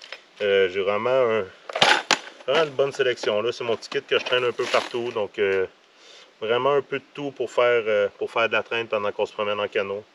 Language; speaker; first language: French; native; French